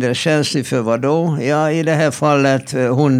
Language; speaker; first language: Swedish; non-native, fluent; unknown